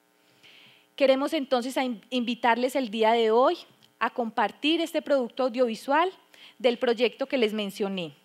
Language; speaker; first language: Spanish; native; Spanish